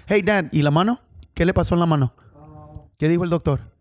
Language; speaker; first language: Spanish; early bilingual, heritage; Spanish